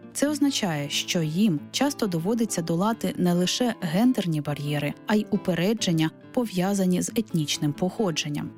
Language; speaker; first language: Ukrainian; native; Ukrainian